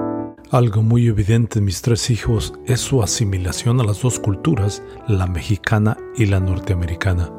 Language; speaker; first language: Spanish; native; Spanish